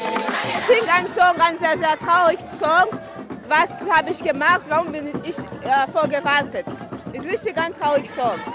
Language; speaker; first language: German; non-native, learner; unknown